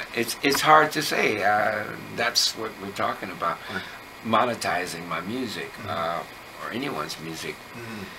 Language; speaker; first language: English; native; English